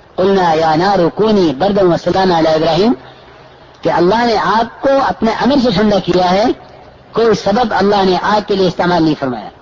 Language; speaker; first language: Urdu; native; Urdu